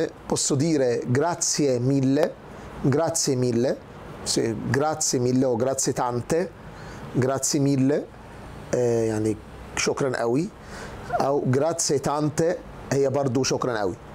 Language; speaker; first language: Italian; non-native, fluent; Arabic